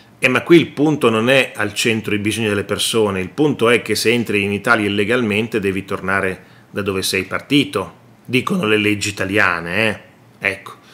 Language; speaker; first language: Italian; native; Italian